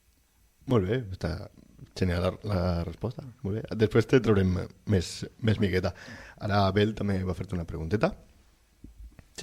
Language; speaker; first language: Catalan; native; Catalan